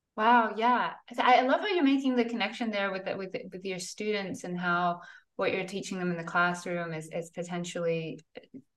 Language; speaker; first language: English; native; English